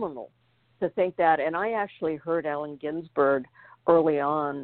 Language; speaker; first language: English; native; English